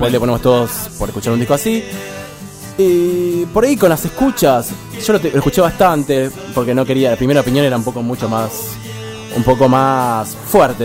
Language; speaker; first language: Spanish; native; Spanish